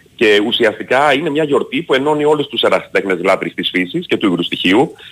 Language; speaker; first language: Greek; native; Greek